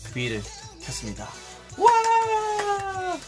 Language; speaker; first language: Korean; early bilingual, heritage; Korean